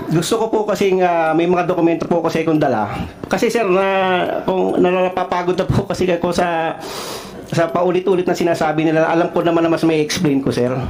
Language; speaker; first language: Filipino; non-native, local second language; Cebuano